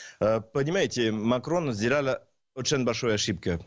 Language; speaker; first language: Russian; non-native, learner; French